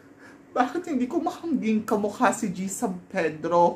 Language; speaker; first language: Filipino; native; Filipino